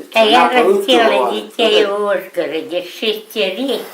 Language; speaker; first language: Russian; native; Russian